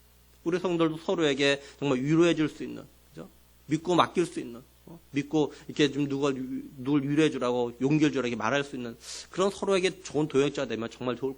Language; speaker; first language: Korean; native; Korean